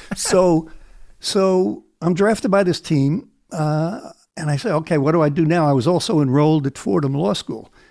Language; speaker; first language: English; native; English